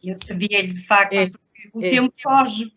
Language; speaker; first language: Portuguese; native; Portuguese